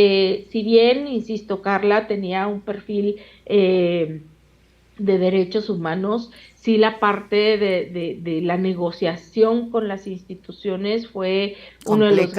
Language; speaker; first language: Spanish; native; Spanish